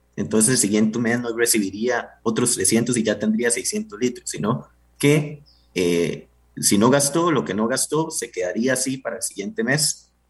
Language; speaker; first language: Spanish; native; Spanish